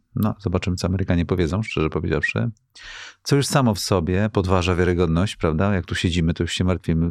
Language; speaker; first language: Polish; native; Polish